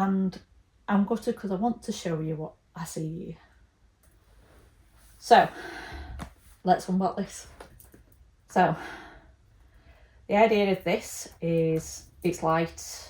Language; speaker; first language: English; native; English